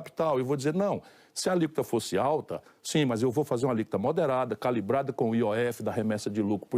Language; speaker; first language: Portuguese; native; Portuguese